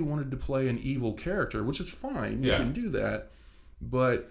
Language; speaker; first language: English; native; English